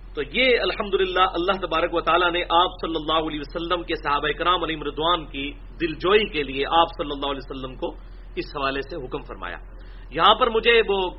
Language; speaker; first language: Urdu; non-native, local second language; Punjabi